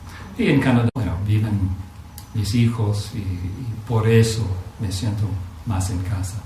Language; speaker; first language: Spanish; non-native, fluent; English